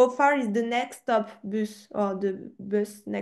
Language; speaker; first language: English; non-native, fluent; French